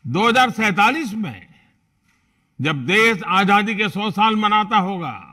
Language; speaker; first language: Hindi; non-native, local second language; Gujarati